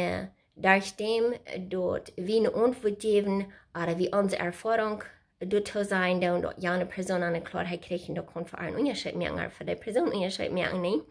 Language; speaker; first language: German; non-native, learner; Plautdietsch